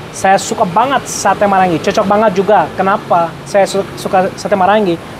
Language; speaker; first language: Indonesian; non-native, fluent; Arabic